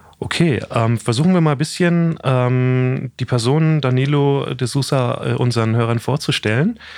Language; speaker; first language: German; native; German